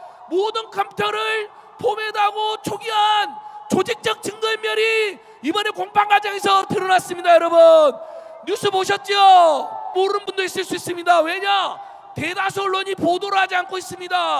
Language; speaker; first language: Korean; native; Korean